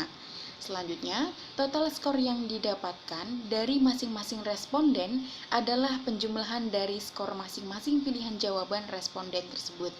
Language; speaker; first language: Indonesian; native; Indonesian